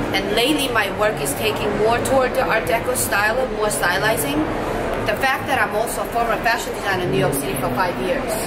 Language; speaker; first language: English; non-native, fluent; Korean